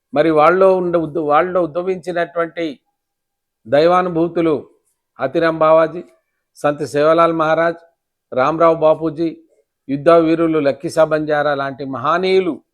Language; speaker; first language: Telugu; non-native, local second language; Lambadi